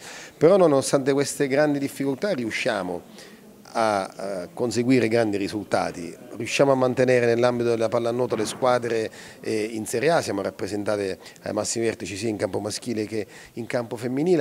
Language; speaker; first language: Italian; native; Italian